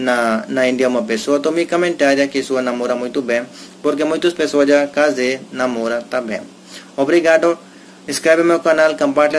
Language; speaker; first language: Portuguese; non-native, learner; Hindi